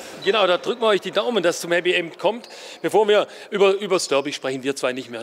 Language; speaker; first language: German; native; German